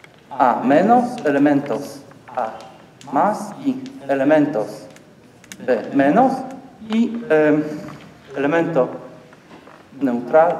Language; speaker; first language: Spanish; non-native, learner; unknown